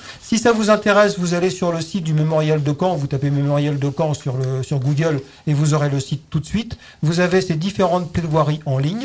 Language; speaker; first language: French; native; French